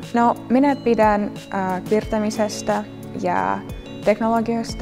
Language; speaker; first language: Finnish; non-native, learner; Russian